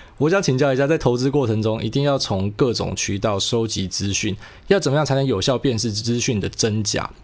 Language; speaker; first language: Chinese; native; Chinese